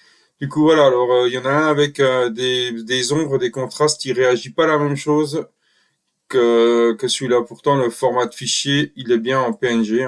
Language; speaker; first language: French; native; French